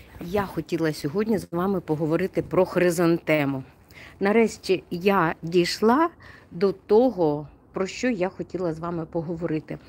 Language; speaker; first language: Ukrainian; non-native, local second language; Russian